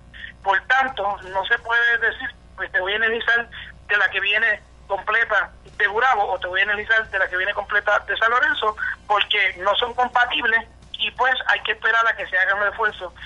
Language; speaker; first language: Spanish; native; Spanish